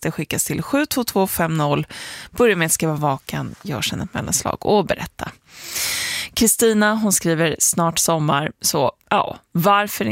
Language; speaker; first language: Swedish; native; Swedish